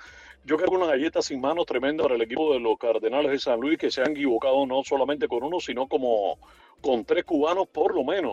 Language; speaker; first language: Spanish; native; Spanish